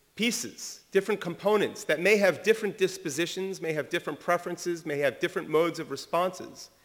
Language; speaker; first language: English; early bilingual, other home language; French